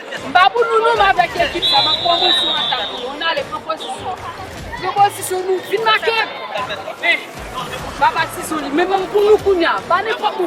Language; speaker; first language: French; non-native, local second language; Haitian Creole